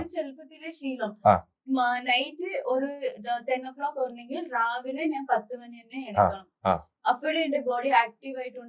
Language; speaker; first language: Malayalam; non-native, learner; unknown